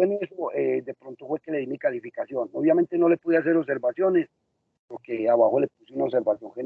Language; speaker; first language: Spanish; native; Spanish